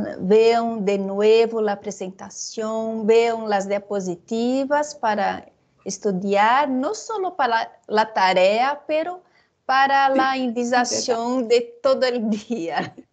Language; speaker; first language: Spanish; non-native, fluent; Portuguese